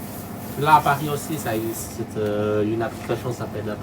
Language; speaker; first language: French; non-native, local second language; Chinese